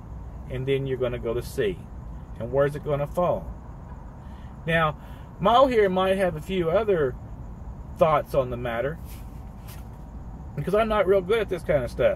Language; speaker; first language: English; native; English